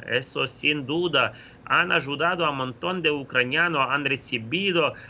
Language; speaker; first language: Spanish; non-native, fluent; Ukrainian